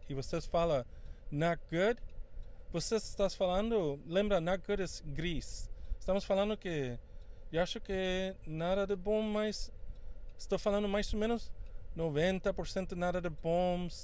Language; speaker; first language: Portuguese; non-native, fluent; Spanish